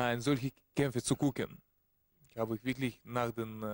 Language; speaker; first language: German; non-native, learner; Russian